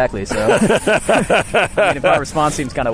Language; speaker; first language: English; native; English